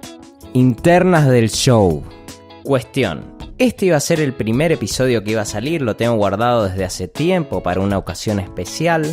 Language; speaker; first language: Spanish; native; Spanish